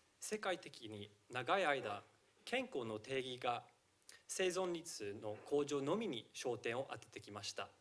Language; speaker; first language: Japanese; non-native, fluent; English